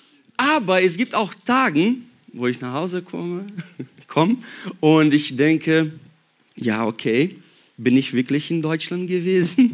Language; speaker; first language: German; non-native, fluent; Portuguese